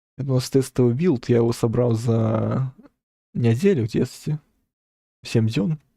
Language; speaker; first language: Belarusian; non-native, local second language; Russian